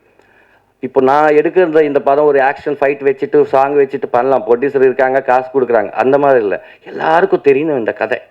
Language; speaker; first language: Tamil; non-native, learner; Telugu